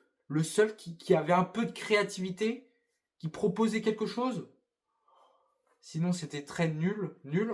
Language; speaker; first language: French; native; French